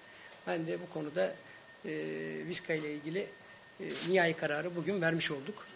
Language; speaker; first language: Turkish; native; Turkish